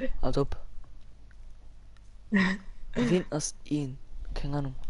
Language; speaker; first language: German; non-native, local second language; Luxembourgish